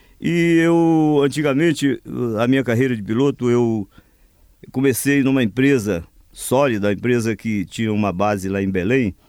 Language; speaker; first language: Portuguese; native; Portuguese